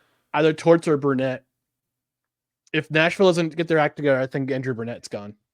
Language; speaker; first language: English; native; English